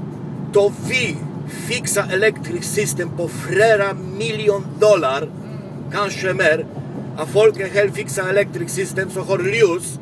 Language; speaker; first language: Swedish; non-native, local second language; Polish